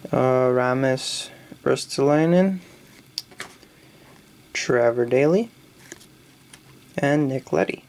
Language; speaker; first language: English; native; English